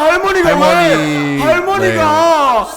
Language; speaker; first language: Korean; native; Korean